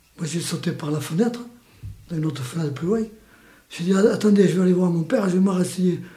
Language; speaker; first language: French; early bilingual, other home language; Spanish